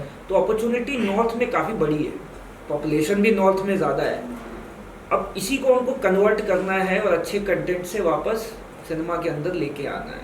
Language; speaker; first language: Hindi; native; Hindi